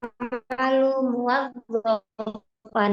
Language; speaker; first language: Arabic; non-native, learner; Indonesian